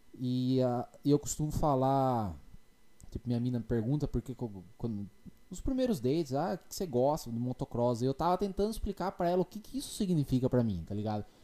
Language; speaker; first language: Portuguese; native; Portuguese